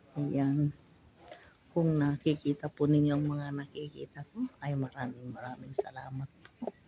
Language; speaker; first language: Filipino; non-native, local second language; Cebuano